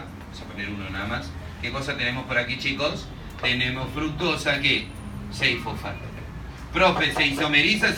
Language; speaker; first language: Spanish; native; Spanish